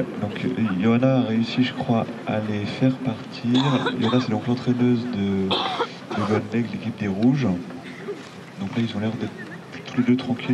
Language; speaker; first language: French; native; French